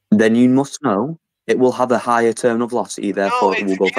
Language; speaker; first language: English; native; English